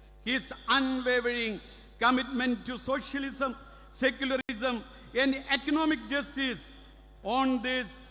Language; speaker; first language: English; non-native, local second language; Malayalam